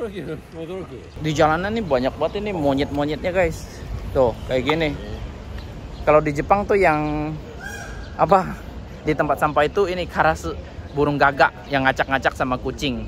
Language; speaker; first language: Indonesian; native; Indonesian